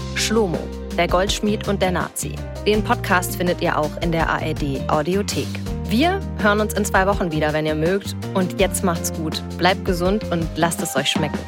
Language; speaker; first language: German; native; German